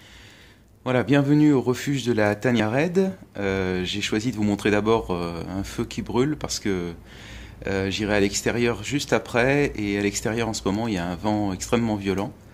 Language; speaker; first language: French; native; French